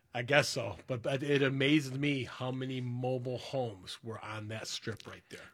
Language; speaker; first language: English; native; English